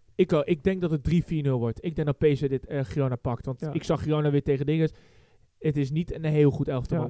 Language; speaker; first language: Dutch; native; Dutch